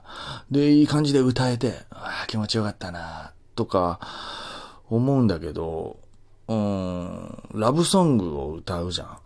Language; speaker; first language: Japanese; native; Japanese